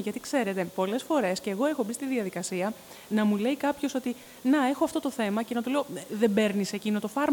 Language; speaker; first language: Greek; native; Greek